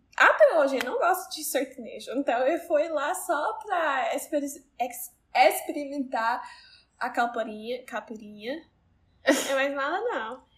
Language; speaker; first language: Portuguese; non-native, learner; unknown